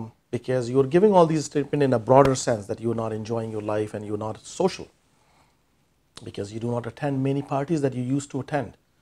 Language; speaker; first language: English; non-native, local second language; Urdu